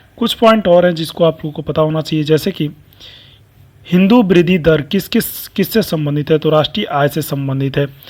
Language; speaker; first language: Hindi; native; Hindi